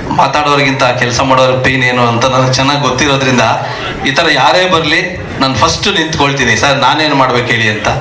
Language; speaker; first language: Kannada; native; Kannada